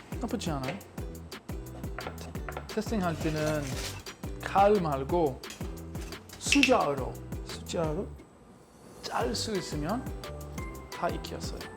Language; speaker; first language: Korean; non-native, learner; English